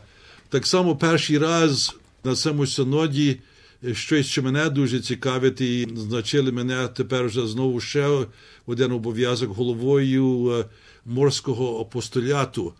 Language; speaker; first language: Ukrainian; early bilingual, heritage; Ukrainian